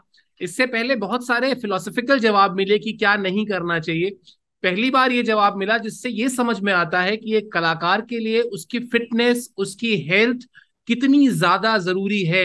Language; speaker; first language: Hindi; native; Hindi